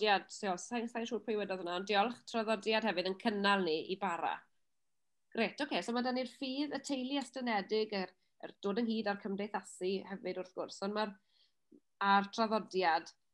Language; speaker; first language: Welsh; native; Welsh